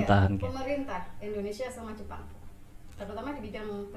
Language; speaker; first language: Indonesian; native; Indonesian